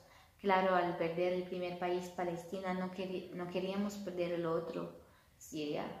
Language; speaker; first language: Spanish; non-native, fluent; Arabic